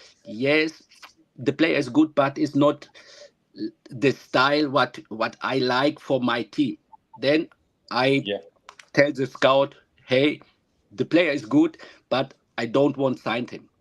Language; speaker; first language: English; non-native, learner; German